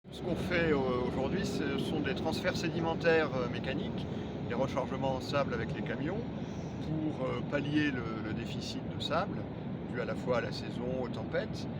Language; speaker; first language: French; native; French